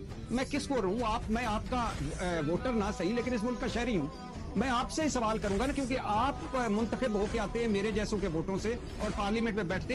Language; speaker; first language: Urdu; non-native, local second language; Punjabi